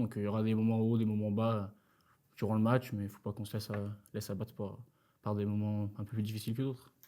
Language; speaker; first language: French; native; French